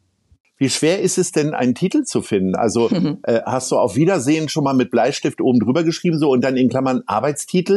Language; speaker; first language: German; native; German